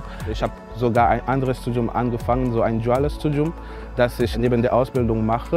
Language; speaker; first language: German; non-native, fluent; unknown